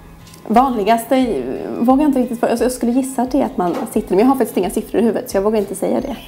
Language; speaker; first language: Swedish; native; Swedish